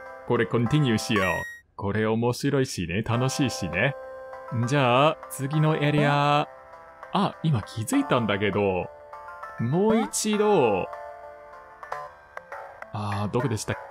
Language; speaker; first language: Japanese; non-native, fluent; English